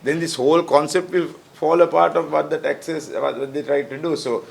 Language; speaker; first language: English; non-native, local second language; Sinhala